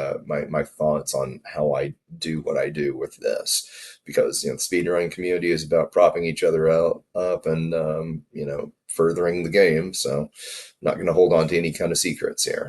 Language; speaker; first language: English; native; English